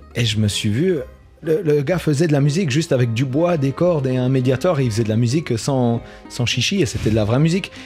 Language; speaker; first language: French; native; French